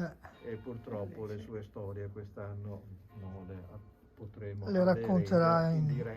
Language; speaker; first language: Italian; native; Italian